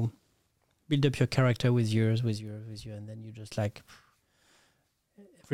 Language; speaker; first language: English; non-native, fluent; French